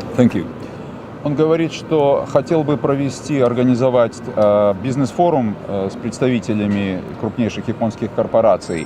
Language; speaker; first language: Russian; native; Russian